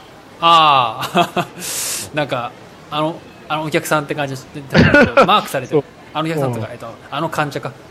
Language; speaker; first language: Japanese; native; Japanese